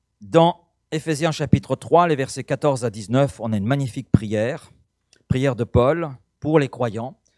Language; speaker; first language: French; native; French